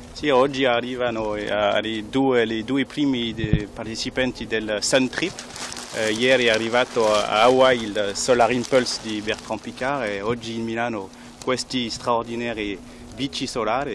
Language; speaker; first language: Italian; non-native, fluent; French